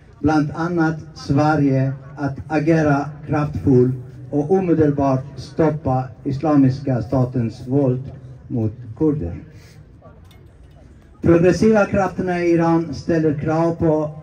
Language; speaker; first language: Swedish; non-native, fluent; Persian